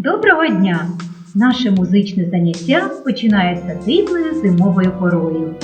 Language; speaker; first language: Ukrainian; native; Ukrainian